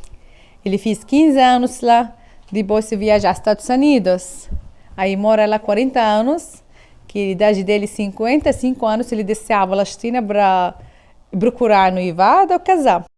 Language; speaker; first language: Portuguese; non-native, learner; Arabic